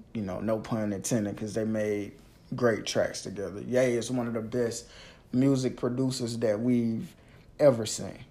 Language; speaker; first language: English; native; English